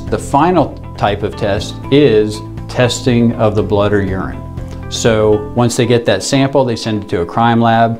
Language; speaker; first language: English; native; English